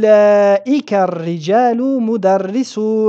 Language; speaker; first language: Arabic; non-native, fluent; French